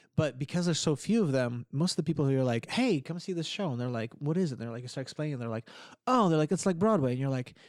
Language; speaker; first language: English; early bilingual, other home language; Ukrainian